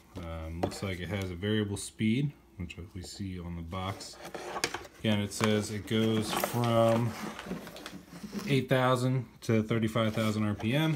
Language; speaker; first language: English; native; English